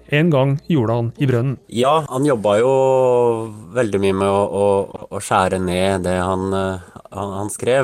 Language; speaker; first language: Norwegian; native; Norwegian